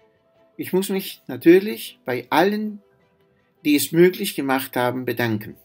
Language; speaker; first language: German; non-native, fluent; Spanish